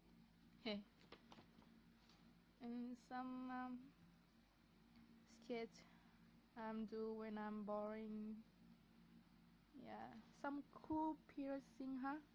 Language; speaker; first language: English; non-native, learner; Vietnamese